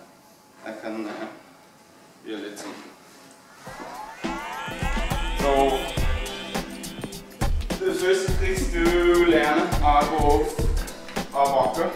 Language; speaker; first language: Norwegian; non-native, learner; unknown